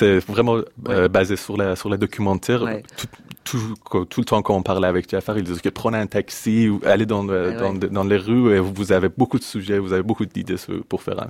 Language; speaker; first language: French; non-native, fluent; Persian